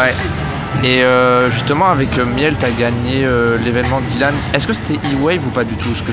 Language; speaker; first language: French; native; French